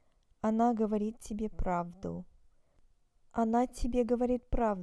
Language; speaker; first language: Russian; non-native, fluent; English